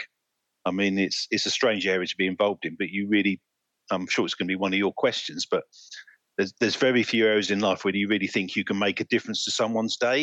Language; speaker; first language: English; native; English